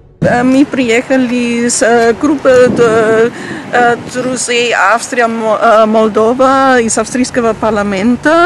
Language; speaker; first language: Russian; non-native, fluent; German